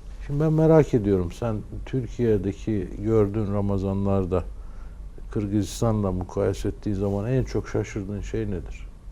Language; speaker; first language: Turkish; native; Turkish